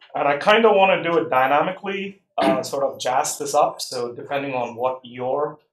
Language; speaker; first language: English; non-native, local second language; Tamil